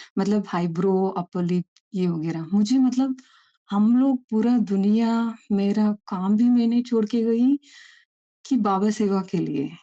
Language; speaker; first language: Hindi; non-native, local second language; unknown